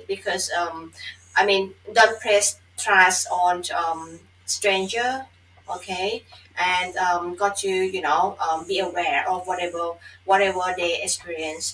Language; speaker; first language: English; non-native, fluent; Thai